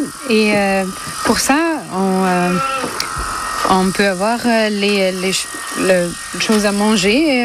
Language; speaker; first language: French; non-native, fluent; German